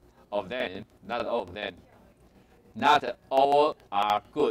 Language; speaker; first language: English; non-native, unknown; Chinese